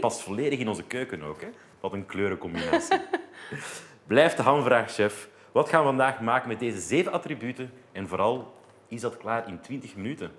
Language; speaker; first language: Dutch; native; Dutch